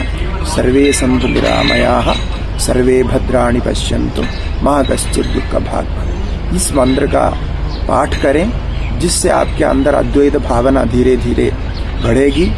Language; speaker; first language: Hindi; non-native, local second language; Malayalam